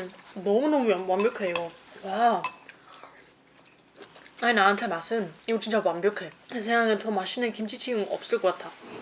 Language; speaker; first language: Korean; non-native, fluent; German